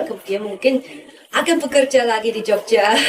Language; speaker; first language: Indonesian; non-native, fluent; Chinese